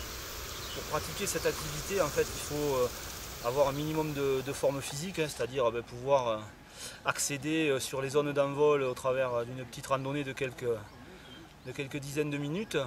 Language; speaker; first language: French; native; French